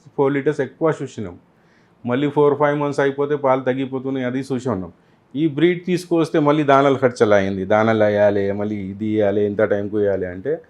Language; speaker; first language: Telugu; non-native, local second language; Urdu